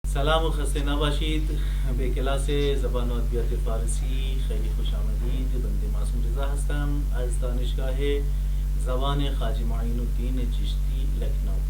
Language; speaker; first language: Persian; non-native, fluent; Urdu